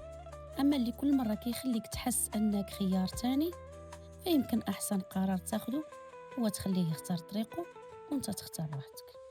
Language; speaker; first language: Arabic; native; Arabic